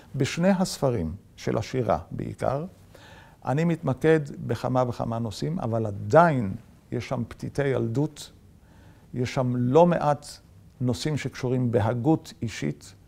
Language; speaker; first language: Hebrew; early bilingual, other home language; Yiddish